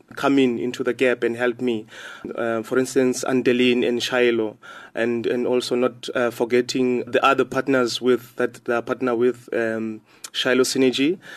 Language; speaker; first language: English; non-native, local second language; Xhosa